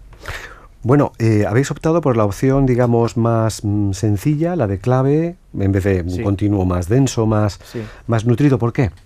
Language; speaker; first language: Spanish; native; Spanish